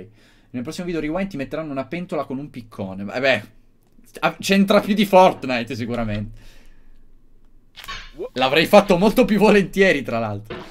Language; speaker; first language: Italian; native; Italian